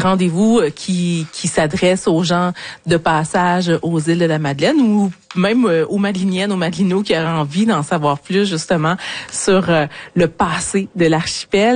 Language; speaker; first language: French; native; French